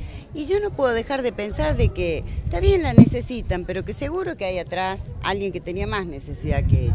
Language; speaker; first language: Spanish; native; Spanish